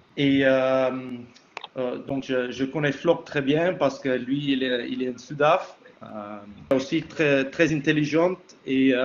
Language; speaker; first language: French; non-native, fluent; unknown